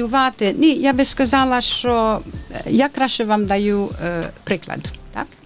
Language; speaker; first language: Ukrainian; early bilingual, heritage; Ukrainian